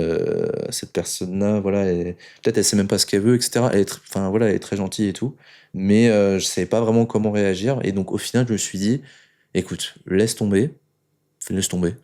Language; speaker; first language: French; native; French